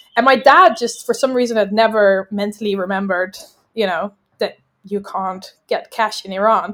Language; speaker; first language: English; non-native, fluent; Dutch